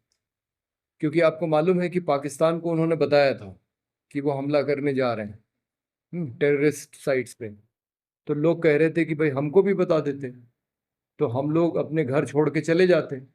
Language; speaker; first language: Hindi; native; Hindi